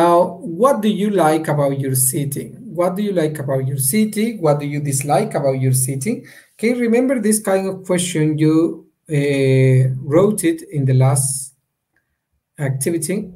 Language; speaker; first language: English; non-native, fluent; Spanish